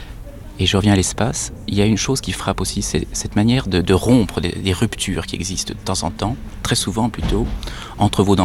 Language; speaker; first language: French; native; French